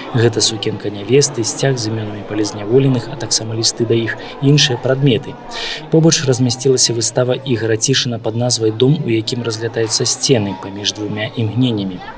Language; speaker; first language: Belarusian; native; Belarusian